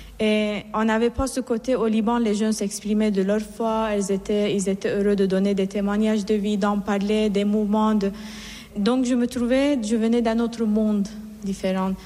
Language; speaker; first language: French; non-native, fluent; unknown